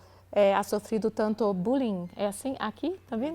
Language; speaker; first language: Spanish; non-native, learner; Portuguese